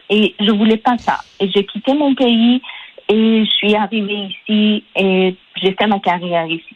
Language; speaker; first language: French; non-native, local second language; Persian